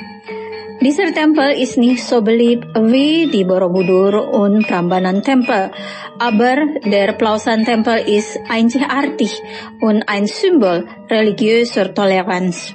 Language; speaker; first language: German; non-native, fluent; Indonesian